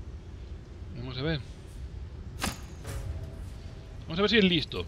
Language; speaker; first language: Spanish; native; Spanish